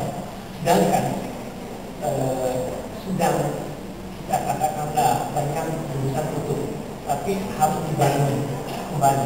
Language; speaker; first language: Indonesian; non-native, fluent; Japanese